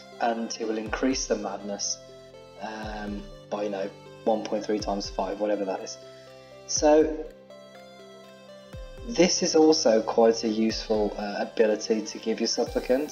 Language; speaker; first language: English; native; English